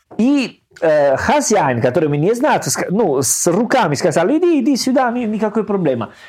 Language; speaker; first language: Russian; non-native, learner; Italian